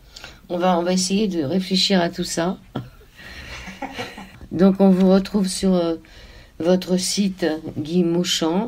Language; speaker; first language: French; native; French